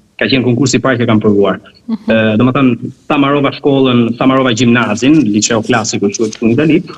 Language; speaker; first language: Albanian; early bilingual, heritage; Albanian